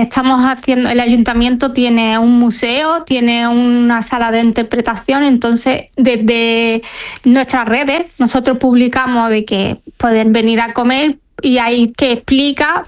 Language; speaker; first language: Spanish; non-native, fluent; Arabic